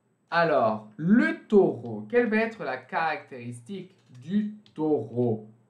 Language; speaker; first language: French; native; French